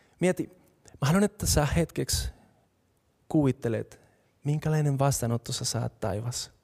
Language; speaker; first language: Finnish; non-native, fluent; Spanish